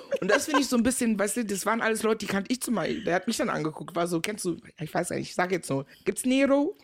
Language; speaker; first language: German; early bilingual, other home language; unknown